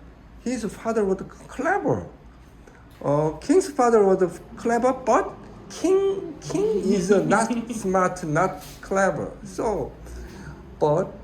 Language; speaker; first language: English; non-native, learner; Korean